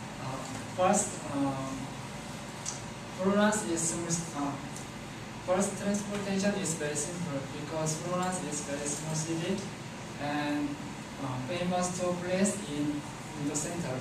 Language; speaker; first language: English; non-native, learner; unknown